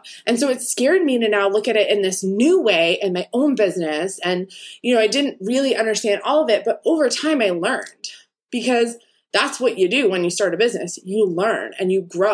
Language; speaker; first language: English; native; English